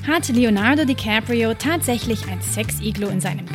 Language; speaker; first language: German; native; German